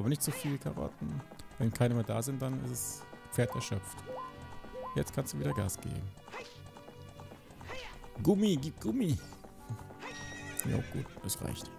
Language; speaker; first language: German; native; German